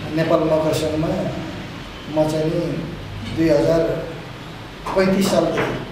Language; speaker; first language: Nepali; non-native, local second language; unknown